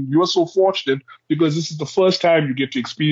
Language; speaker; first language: English; native; English